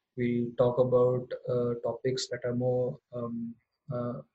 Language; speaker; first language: English; non-native, local second language; Hindi